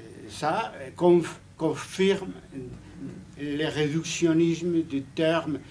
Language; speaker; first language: French; non-native, fluent; Spanish